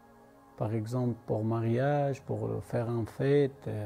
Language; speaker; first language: French; non-native, learner; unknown